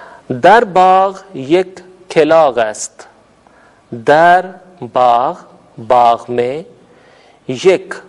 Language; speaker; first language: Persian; non-native, fluent; Urdu